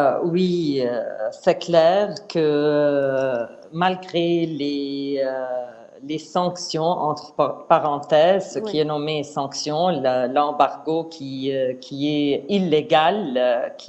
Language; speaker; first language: French; non-native, fluent; Arabic